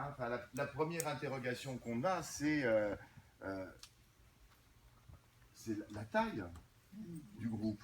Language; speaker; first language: French; native; French